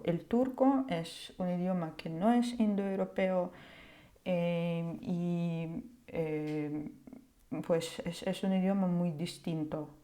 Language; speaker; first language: Spanish; non-native, fluent; Ukrainian